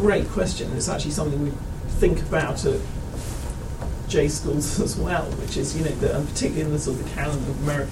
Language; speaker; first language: English; native; English